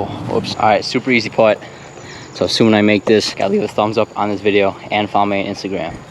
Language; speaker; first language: English; native; English